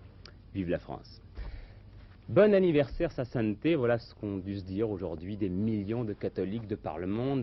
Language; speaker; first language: French; native; French